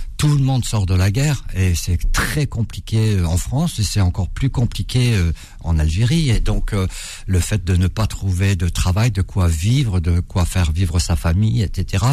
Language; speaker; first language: French; early bilingual, other home language; Arabic